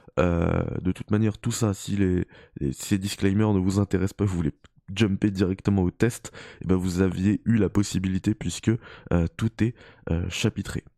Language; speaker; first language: French; native; French